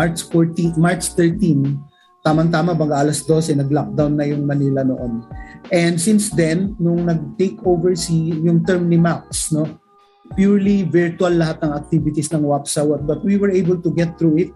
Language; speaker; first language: English; non-native, local second language; Iloko